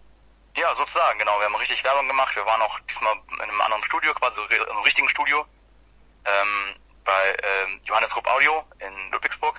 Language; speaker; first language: German; native; German